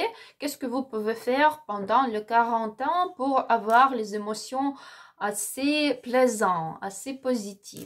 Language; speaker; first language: French; non-native, learner; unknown